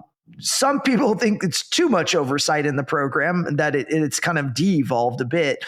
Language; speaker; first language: English; native; English